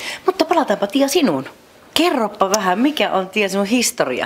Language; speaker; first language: Finnish; native; Finnish